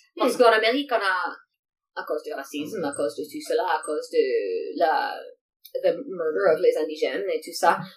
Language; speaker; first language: French; non-native, local second language; English